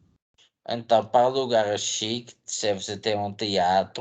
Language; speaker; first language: Portuguese; non-native, fluent; Dutch